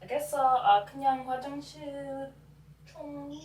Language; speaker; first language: Korean; non-native, learner; English